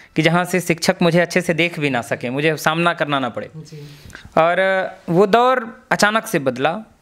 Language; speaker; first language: Hindi; native; Hindi